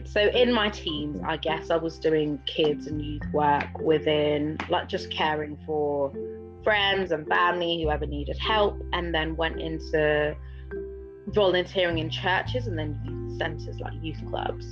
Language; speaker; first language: English; native; English